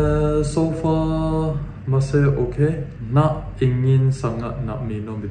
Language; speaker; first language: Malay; non-native, local second language; Chinese